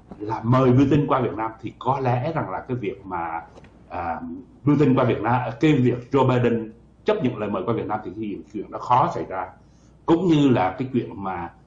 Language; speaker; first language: Vietnamese; native; Vietnamese